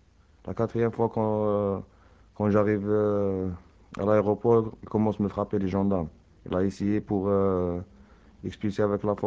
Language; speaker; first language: French; non-native, learner; Arabic